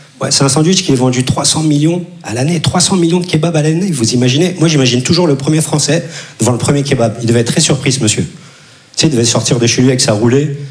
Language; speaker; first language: French; early bilingual, other home language; Turkish